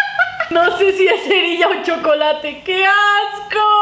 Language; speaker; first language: Spanish; native; Spanish